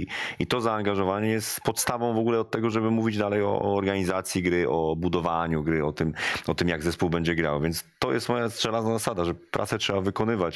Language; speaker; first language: Polish; native; Polish